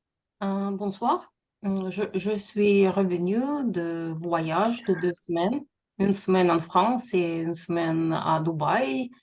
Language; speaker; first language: French; non-native, learner; Russian